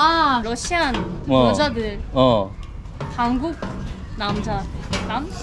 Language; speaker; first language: Korean; non-native, learner; Russian